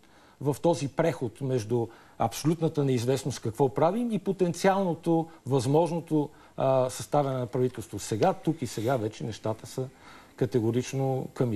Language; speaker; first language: Bulgarian; native; Bulgarian